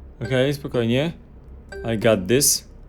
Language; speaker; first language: Polish; native; Polish